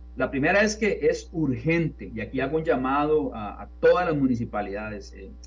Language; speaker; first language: Spanish; native; Spanish